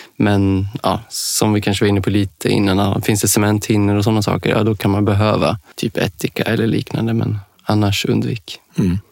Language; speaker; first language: Swedish; native; Swedish